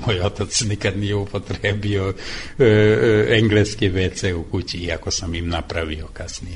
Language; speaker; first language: Serbian; non-native, local second language; Hungarian